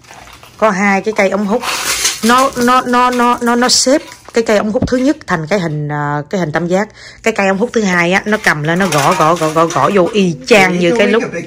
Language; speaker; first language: Vietnamese; native; Vietnamese